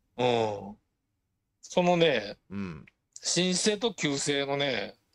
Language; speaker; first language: Japanese; native; Japanese